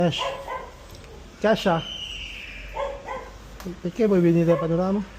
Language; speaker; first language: Italian; non-native, learner; Filipino